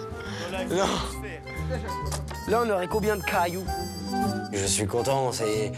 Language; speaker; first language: French; native; French